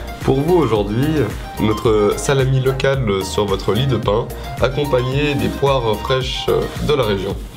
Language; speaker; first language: French; native; French